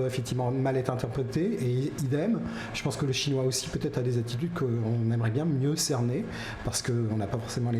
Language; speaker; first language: French; native; French